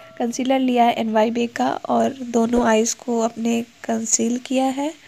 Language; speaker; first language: Hindi; native; Hindi